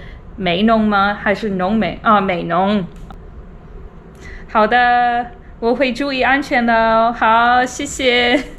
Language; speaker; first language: Chinese; non-native, fluent; English